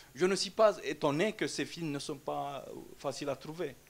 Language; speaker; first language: French; non-native, fluent; Romanian